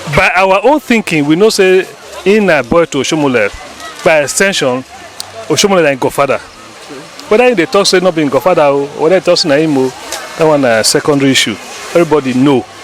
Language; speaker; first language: Nigerian Pidgin; native; Nigerian Pidgin